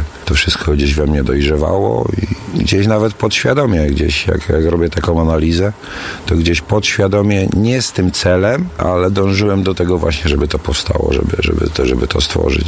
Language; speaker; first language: Polish; native; Polish